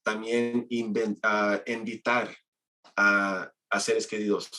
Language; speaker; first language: Spanish; early bilingual, heritage; Spanish